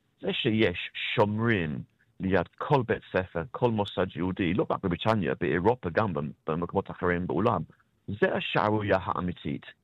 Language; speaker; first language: Hebrew; non-native, fluent; English